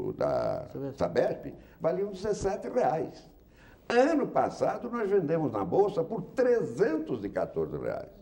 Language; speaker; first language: Portuguese; native; Portuguese